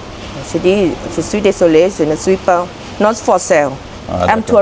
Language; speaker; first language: French; non-native, learner; Thai